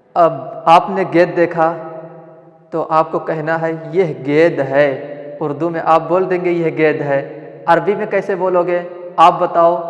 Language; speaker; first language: Urdu; non-native, local second language; Malayalam